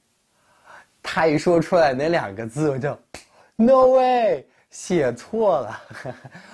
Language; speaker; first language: Chinese; non-native, fluent; Russian